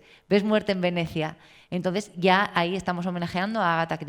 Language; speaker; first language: Spanish; native; Spanish